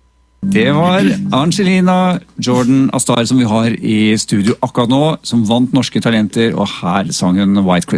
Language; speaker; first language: Norwegian; native; Norwegian